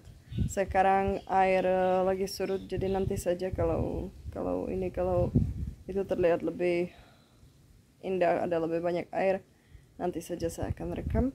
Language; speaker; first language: Indonesian; non-native, fluent; Czech